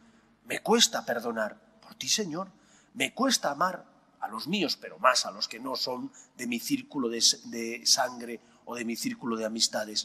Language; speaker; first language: Spanish; native; Spanish